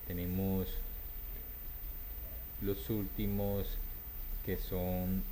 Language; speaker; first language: Spanish; native; Spanish